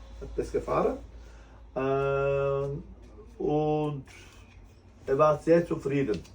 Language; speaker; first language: German; non-native, learner; Turkish